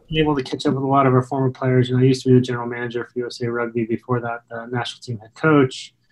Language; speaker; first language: English; native; English